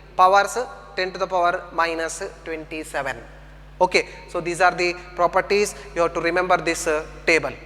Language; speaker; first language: English; non-native, local second language; Kannada